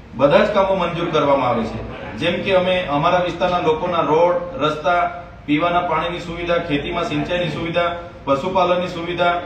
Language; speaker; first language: Gujarati; non-native, local second language; Vasavi